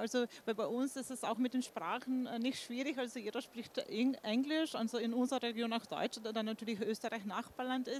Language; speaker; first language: German; non-native, fluent; Slovenian